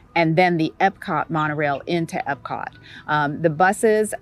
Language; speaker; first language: English; native; English